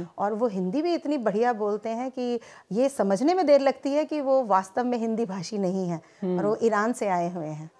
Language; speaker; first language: Hindi; native; Hindi